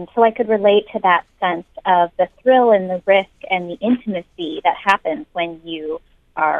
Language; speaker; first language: English; native; English